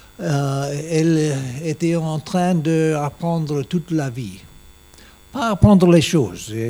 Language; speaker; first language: French; non-native, learner; English